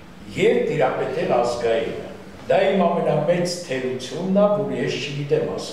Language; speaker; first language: Armenian; non-native, local second language; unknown